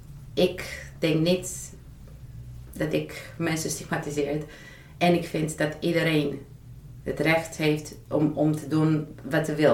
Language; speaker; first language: Dutch; non-native, fluent; Romanian